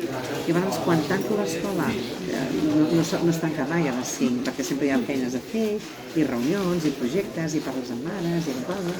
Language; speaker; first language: Catalan; native; Catalan